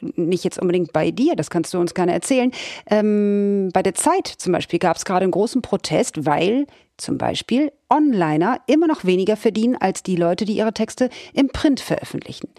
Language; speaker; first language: German; native; German